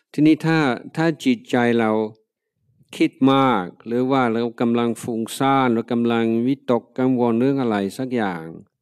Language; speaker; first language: Thai; non-native, fluent; English